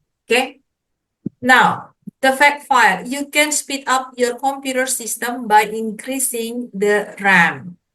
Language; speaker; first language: English; non-native, fluent; Indonesian